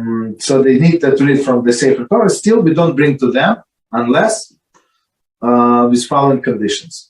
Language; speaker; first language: English; non-native, fluent; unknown